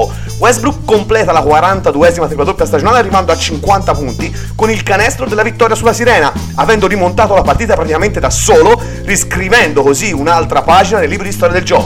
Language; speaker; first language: Italian; native; Italian